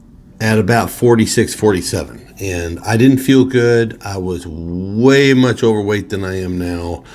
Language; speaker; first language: English; native; English